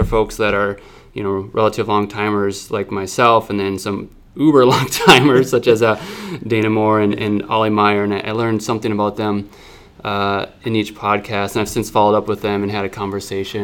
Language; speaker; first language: English; native; English